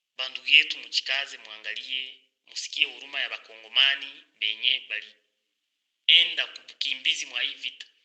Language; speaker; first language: Swahili; native; Swahili